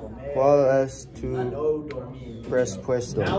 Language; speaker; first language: Spanish; non-native, learner; English